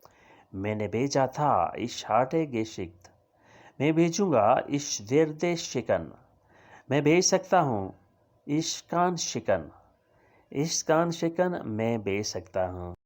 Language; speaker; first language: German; non-native, fluent; Urdu